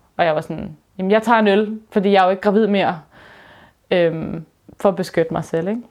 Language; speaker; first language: Danish; early bilingual, other home language; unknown